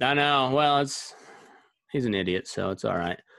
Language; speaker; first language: English; native; English